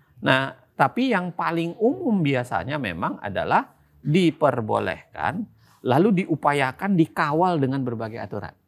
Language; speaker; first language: Indonesian; native; Indonesian